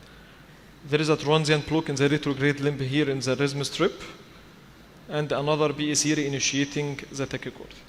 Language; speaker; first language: English; non-native, fluent; Arabic